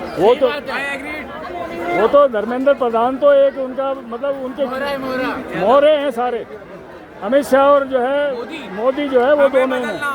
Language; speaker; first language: Hindi; native; Hindi